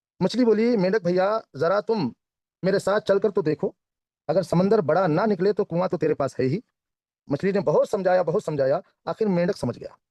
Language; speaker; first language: Hindi; non-native, local second language; Kannada